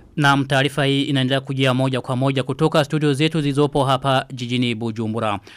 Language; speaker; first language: Swahili; non-native, local second language; Rundi